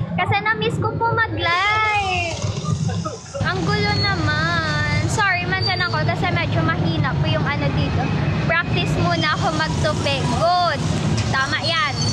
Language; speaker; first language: Filipino; non-native, local second language; Hiligaynon